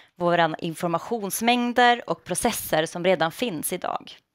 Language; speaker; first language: Swedish; native; Swedish